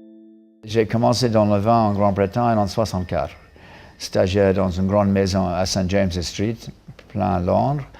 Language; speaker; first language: French; non-native, fluent; English